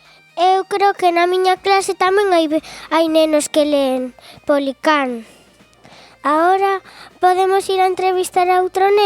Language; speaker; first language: Galician; non-native, local second language; Spanish